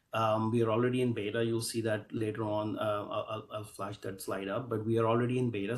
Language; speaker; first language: English; native; English